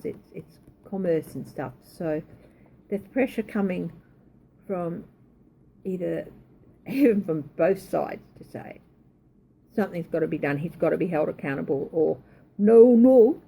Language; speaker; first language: English; native; English